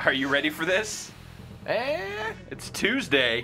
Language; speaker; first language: English; native; English